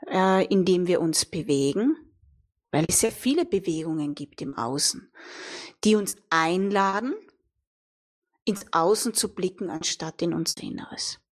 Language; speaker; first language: German; native; German